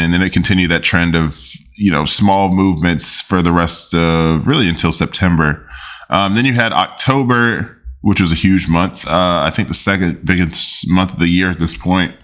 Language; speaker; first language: English; native; English